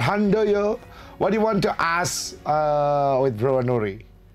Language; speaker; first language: English; non-native, learner; Indonesian